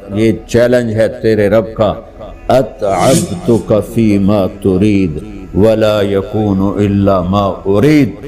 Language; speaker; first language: Urdu; non-native, local second language; Punjabi